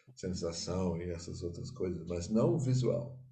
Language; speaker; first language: Portuguese; non-native, fluent; English